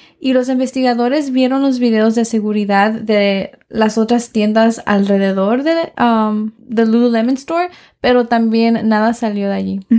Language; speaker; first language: Spanish; early bilingual, heritage; Spanish